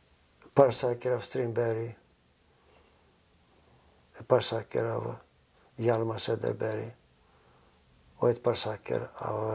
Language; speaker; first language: Swedish; non-native, fluent; Greek